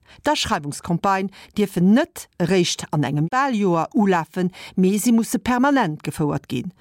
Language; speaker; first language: Luxembourgish; early bilingual, other home language; Italian